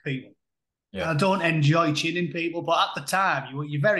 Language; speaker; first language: English; native; English